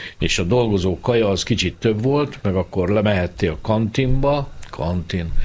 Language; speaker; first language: Hungarian; native; Hungarian